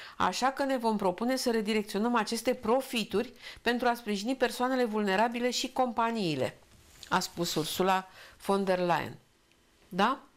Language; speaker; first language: Romanian; native; Romanian